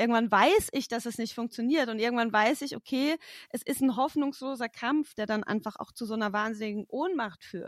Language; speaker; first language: German; native; German